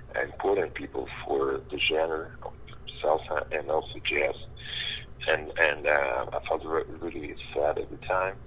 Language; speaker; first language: English; non-native, fluent; Ukrainian